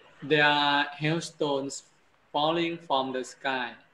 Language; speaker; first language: English; non-native, learner; Thai